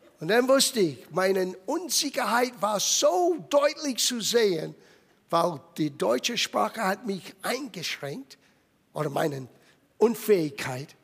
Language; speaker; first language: German; non-native, fluent; English